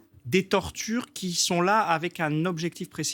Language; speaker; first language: French; native; French